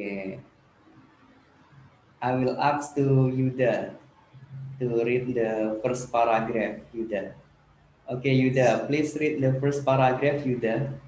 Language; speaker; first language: English; non-native, learner; Indonesian